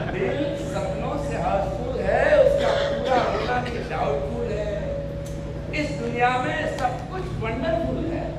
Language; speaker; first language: Hindi; non-native, local second language; Gujarati